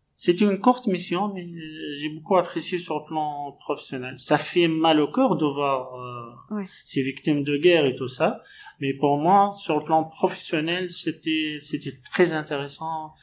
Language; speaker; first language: French; non-native, local second language; Arabic